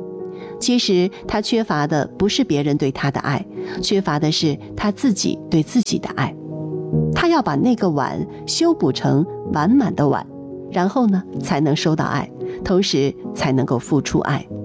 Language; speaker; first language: Chinese; native; Chinese